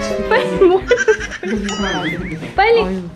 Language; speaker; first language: Korean; non-native, local second language; Filipino